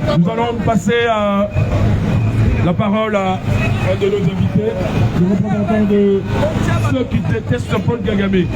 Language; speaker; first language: French; non-native, local second language; Lingala